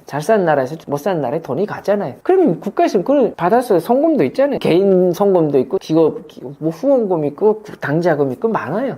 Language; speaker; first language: Korean; native; Korean